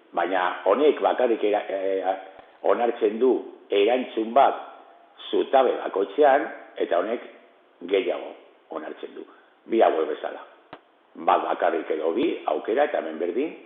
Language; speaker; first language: Basque; non-native, local second language; Spanish